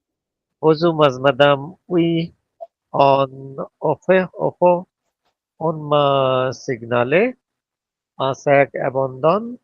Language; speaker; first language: French; non-native, learner; Bangla